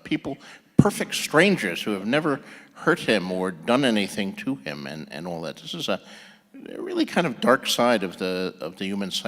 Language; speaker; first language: English; native; English